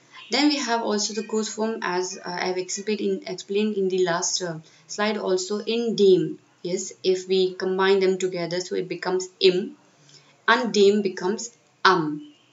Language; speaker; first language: English; non-native, local second language; Hindi